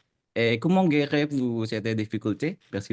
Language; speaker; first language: French; non-native, learner; Indonesian